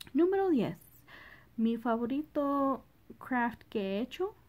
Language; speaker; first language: Spanish; early bilingual, other home language; English